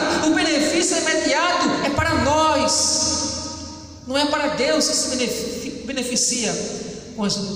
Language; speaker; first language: Portuguese; native; Portuguese